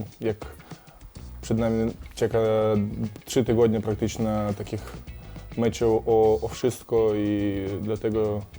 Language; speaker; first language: Polish; non-native, fluent; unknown